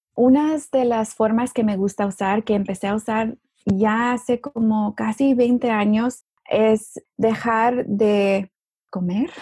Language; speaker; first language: Spanish; early bilingual, heritage; Spanish